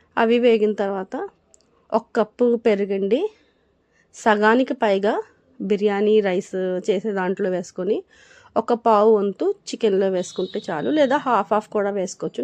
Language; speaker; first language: Telugu; non-native, local second language; Urdu